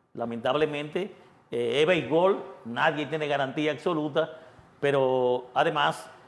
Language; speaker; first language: Spanish; native; Spanish